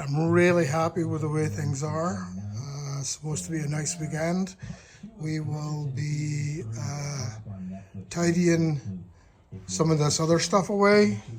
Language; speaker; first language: English; native; English